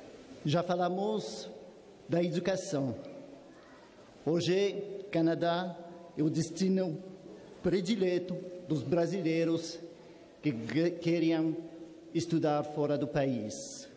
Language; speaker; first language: Portuguese; non-native, fluent; French